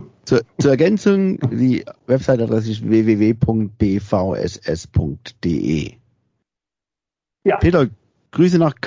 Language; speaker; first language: German; native; German